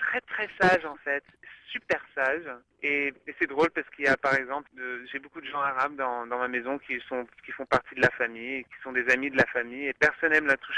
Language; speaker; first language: French; early bilingual, other home language; English